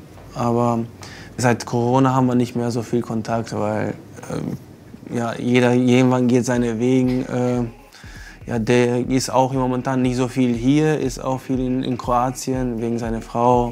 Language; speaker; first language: German; non-native, fluent; Albanian